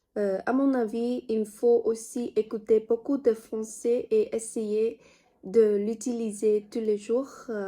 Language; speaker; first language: French; non-native, fluent; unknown